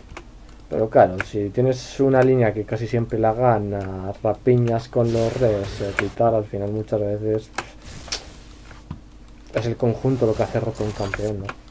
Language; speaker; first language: Spanish; native; Spanish